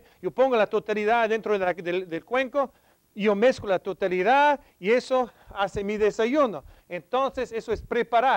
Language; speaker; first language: Spanish; non-native, fluent; English